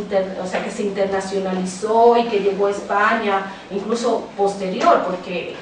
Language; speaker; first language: Spanish; native; Spanish